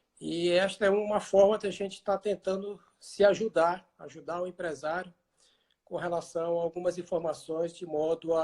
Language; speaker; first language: Portuguese; native; Portuguese